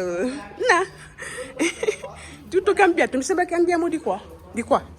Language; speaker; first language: Italian; non-native, learner; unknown